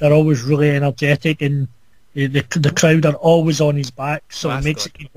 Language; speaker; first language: English; native; English